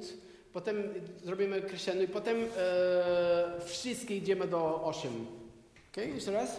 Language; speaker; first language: Polish; non-native, learner; Portuguese